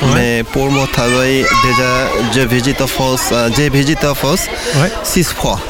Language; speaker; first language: French; non-native, learner; Bangla